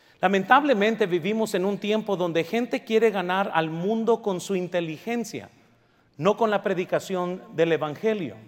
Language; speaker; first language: Spanish; early bilingual, heritage; Spanish